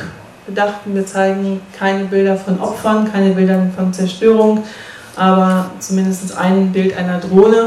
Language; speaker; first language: German; native; German